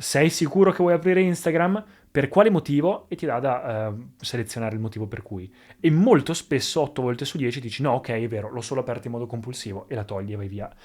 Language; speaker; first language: Italian; native; Italian